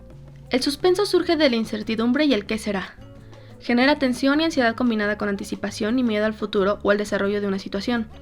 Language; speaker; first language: Spanish; native; Spanish